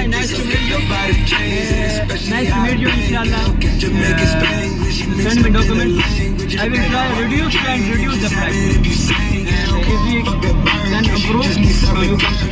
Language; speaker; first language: English; non-native, learner; Hindi